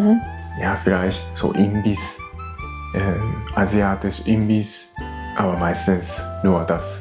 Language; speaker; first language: German; non-native, fluent; Japanese